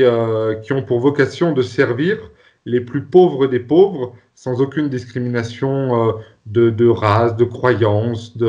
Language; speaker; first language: French; native; French